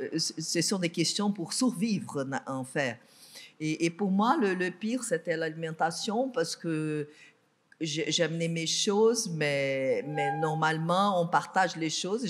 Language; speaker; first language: French; non-native, fluent; Portuguese